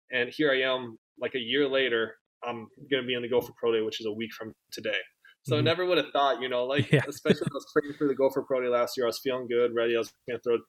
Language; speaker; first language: English; native; English